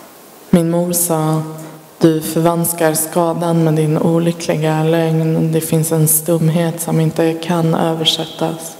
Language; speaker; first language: Swedish; early bilingual, other home language; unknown